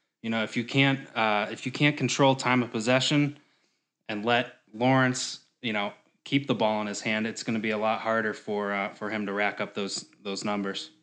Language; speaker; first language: English; native; English